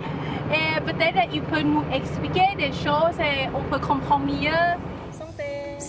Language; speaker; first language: French; non-native, learner; Thai